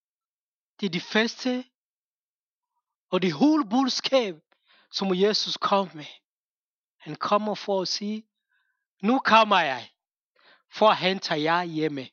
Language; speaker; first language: Danish; non-native, fluent; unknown